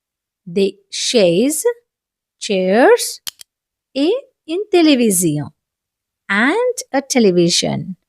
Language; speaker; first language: French; non-native, fluent; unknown